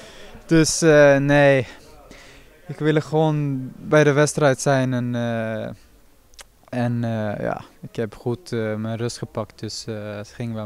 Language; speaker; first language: Dutch; non-native, fluent; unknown